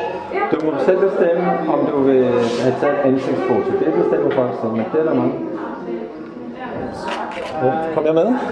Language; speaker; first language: Danish; native; Danish